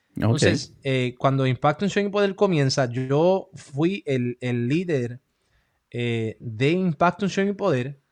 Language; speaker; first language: Spanish; early bilingual, heritage; Spanish